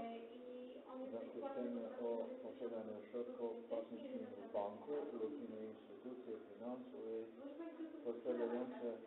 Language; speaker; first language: Polish; non-native, learner; Croatian